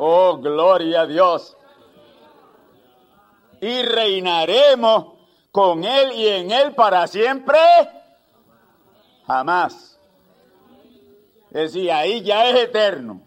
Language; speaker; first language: Spanish; native; Spanish